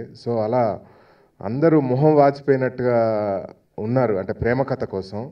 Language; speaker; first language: Telugu; native; Telugu